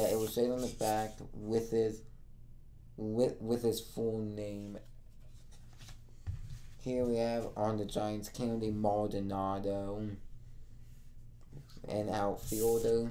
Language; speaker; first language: English; native; English